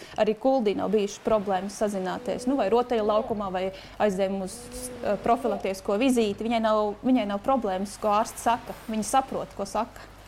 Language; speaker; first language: Latvian; native; Latvian